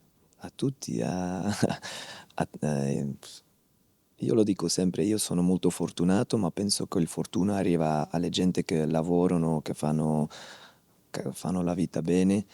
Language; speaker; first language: Italian; non-native, fluent; Dutch